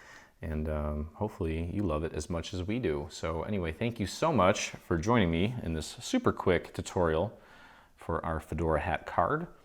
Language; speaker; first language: English; native; English